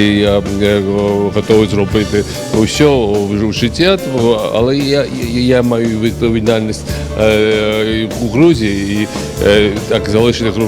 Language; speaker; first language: Ukrainian; non-native, learner; Georgian